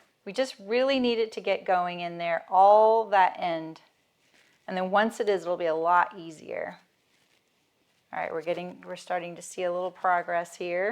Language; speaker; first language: English; native; English